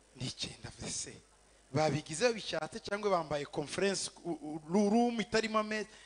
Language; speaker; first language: English; non-native, fluent; Kinyarwanda